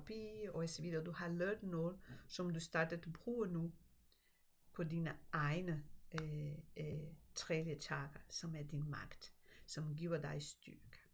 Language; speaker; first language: Danish; non-native, fluent; Portuguese